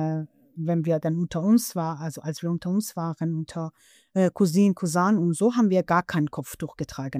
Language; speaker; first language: German; non-native, fluent; Persian